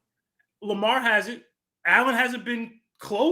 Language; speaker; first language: English; native; English